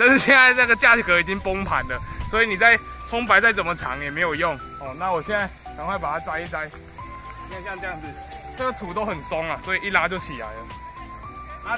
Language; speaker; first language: Chinese; native; Chinese